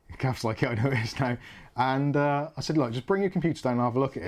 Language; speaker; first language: English; native; English